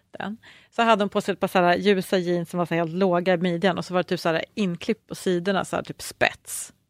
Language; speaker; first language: Swedish; native; Swedish